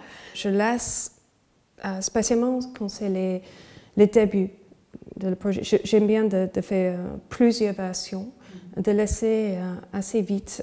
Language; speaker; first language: French; non-native, fluent; English